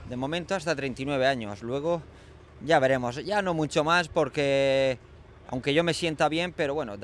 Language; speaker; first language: Spanish; native; Spanish